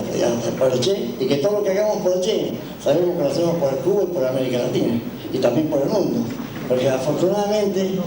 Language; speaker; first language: Spanish; native; Spanish